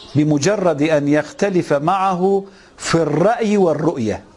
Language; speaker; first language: Arabic; non-native, fluent; Persian